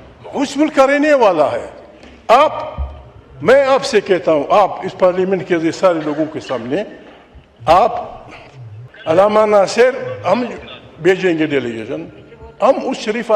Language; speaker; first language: Urdu; non-native, local second language; Pashto